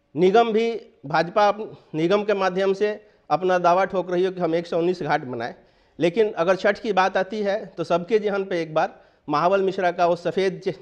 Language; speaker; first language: Hindi; native; Hindi